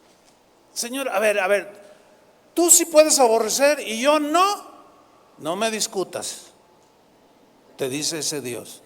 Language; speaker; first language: Spanish; native; Spanish